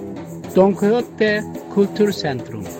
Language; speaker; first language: German; non-native, learner; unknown